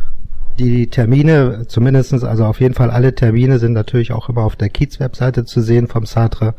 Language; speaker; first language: German; native; German